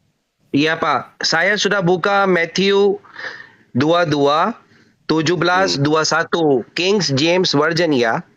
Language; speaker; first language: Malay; non-native, learner; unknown